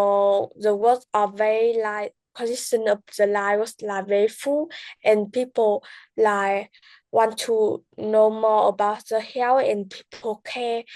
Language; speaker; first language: English; non-native, learner; Vietnamese